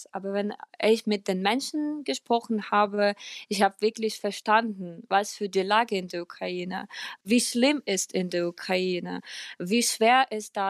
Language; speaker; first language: German; non-native, fluent; Ukrainian